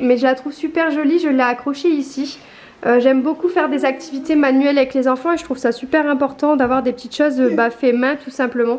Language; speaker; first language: French; native; French